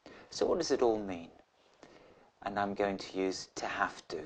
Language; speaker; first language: English; native; English